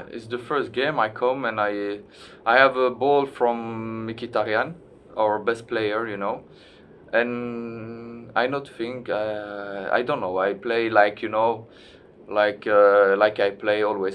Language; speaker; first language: English; non-native, learner; French